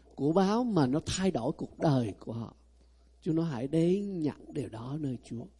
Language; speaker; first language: Vietnamese; native; Vietnamese